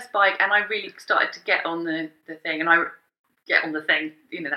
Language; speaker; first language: English; native; English